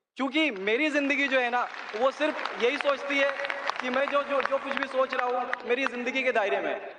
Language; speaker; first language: Hindi; native; Hindi